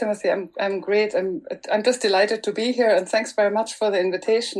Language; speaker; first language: English; non-native, fluent; German